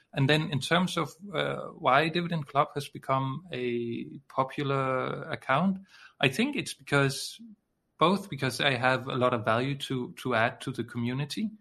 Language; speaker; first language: English; non-native, fluent; Danish